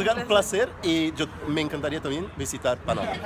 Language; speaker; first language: Spanish; non-native, fluent; Portuguese